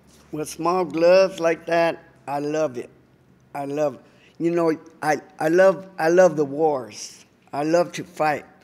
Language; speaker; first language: English; early bilingual, other home language; Spanish